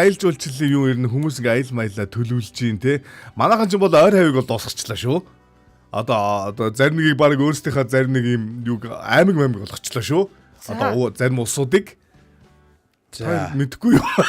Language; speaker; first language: Mongolian; native; Mongolian